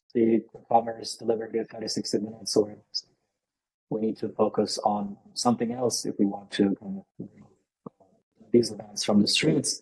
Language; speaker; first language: English; non-native, fluent; Lithuanian